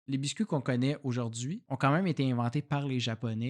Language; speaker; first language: French; native; French